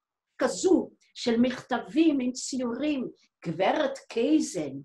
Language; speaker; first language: Hebrew; non-native, fluent; Dutch